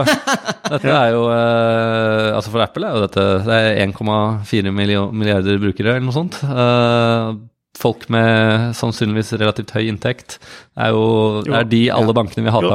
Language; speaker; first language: Norwegian; native; Norwegian